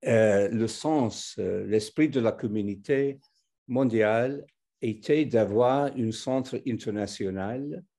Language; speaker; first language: French; non-native, fluent; English